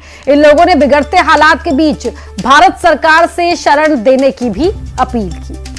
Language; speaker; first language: Hindi; native; Hindi